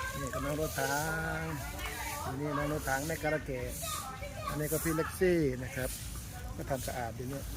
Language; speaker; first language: Thai; native; Thai